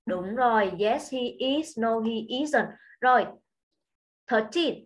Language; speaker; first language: Vietnamese; native; Vietnamese